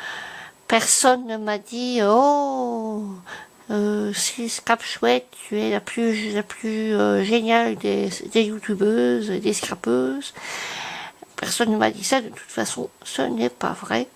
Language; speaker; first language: French; native; French